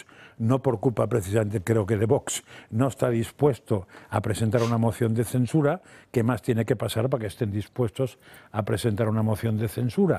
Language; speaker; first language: Spanish; native; Spanish